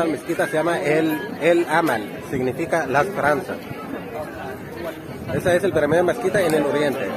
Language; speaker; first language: Spanish; non-native, fluent; Arabic